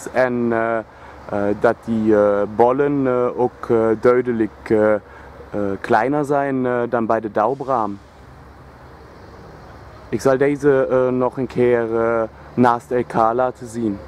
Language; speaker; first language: Dutch; non-native, fluent; German